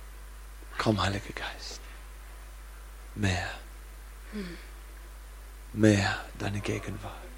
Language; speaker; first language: German; non-native, learner; English